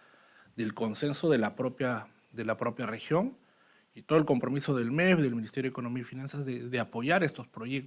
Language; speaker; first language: Spanish; native; Spanish